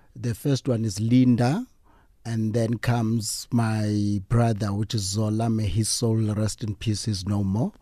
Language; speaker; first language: English; non-native, local second language; Xhosa